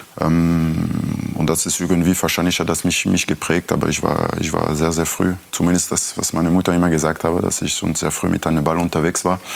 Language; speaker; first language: German; non-native, local second language; French